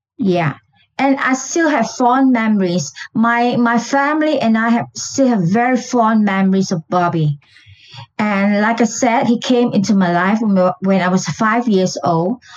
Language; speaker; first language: English; non-native, local second language; Chinese